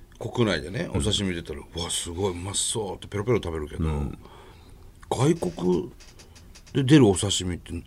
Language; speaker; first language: Japanese; native; Japanese